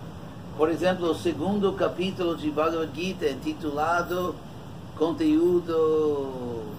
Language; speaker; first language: Portuguese; non-native, fluent; English